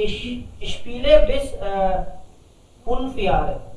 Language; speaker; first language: German; non-native, learner; Hindi